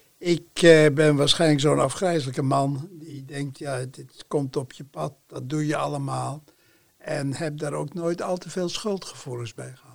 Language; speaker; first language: Dutch; native; Dutch